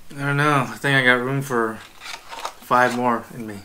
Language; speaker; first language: English; native; English